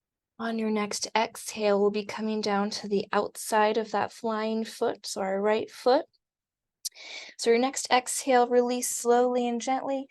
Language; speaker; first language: English; native; English